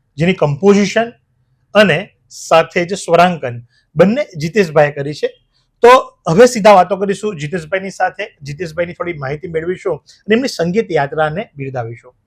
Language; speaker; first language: Gujarati; native; Gujarati